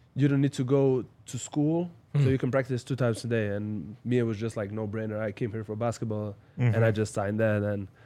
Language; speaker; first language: English; non-native, fluent; Slovenian